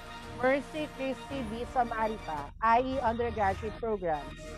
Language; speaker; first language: English; non-native, local second language; Filipino